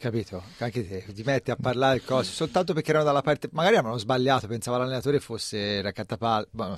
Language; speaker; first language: Italian; native; Italian